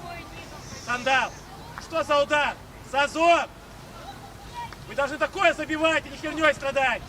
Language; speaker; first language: Russian; native; Russian